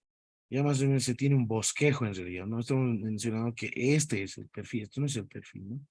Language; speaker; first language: Spanish; native; Spanish